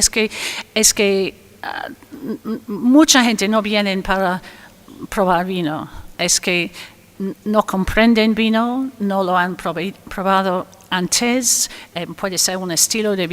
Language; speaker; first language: Spanish; non-native, fluent; English